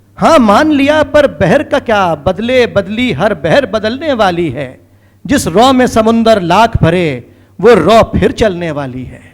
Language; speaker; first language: Urdu; native; Urdu